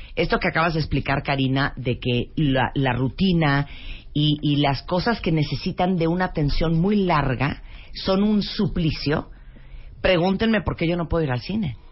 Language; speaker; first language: Spanish; early bilingual, other home language; English